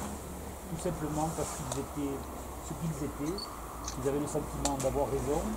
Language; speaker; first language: French; native; French